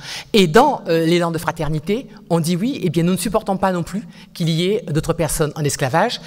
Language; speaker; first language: French; native; French